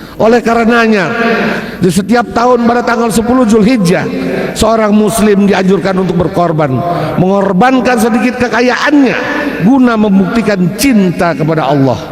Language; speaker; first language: Indonesian; native; Indonesian